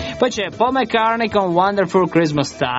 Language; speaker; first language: Italian; native; Italian